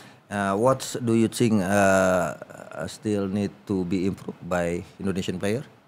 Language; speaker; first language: English; non-native, learner; Indonesian